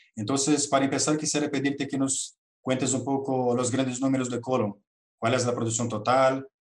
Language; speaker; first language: Spanish; non-native, fluent; Portuguese